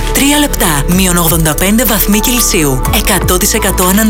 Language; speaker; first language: Greek; native; Greek